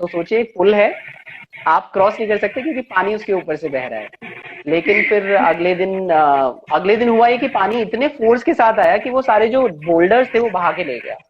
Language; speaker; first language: Hindi; native; Hindi